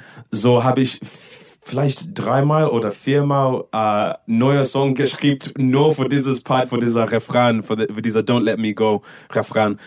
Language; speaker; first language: German; non-native, learner; English